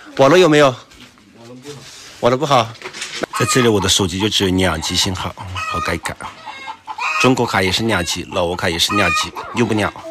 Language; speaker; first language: Chinese; native; Chinese